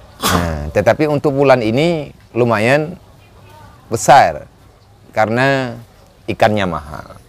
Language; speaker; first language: Indonesian; non-native, local second language; Achinese